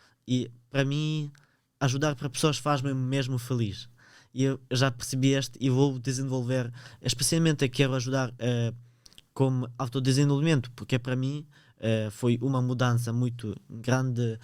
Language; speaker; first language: Portuguese; early bilingual, other home language; Ukrainian